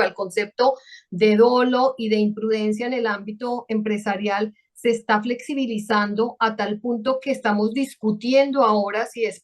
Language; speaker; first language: Spanish; native; Spanish